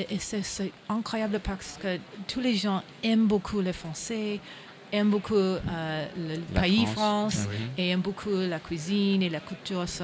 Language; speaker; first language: French; non-native, learner; English